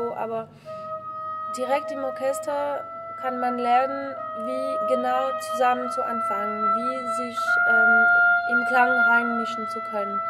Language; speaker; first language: German; non-native, fluent; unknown